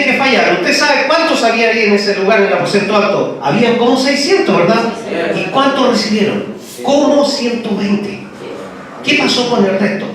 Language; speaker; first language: Spanish; native; Spanish